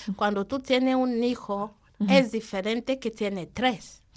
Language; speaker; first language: Spanish; non-native, fluent; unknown